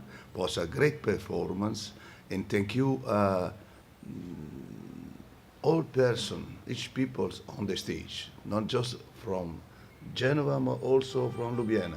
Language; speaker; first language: English; non-native, fluent; Italian